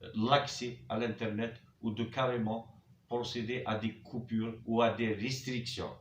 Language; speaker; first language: French; non-native, local second language; Arabic